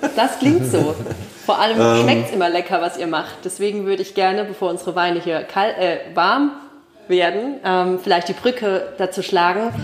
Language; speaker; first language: German; native; German